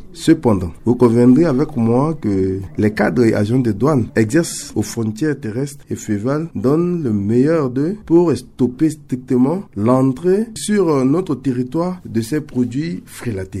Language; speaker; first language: French; non-native, local second language; Sango